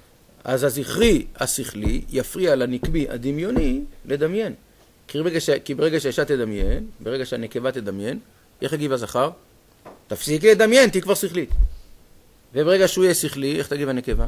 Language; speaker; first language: Hebrew; native; Hebrew